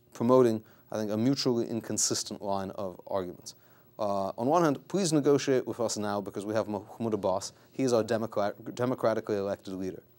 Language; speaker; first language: English; native; English